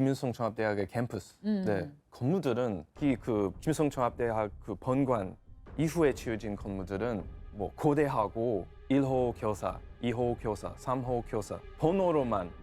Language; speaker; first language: Korean; non-native, fluent; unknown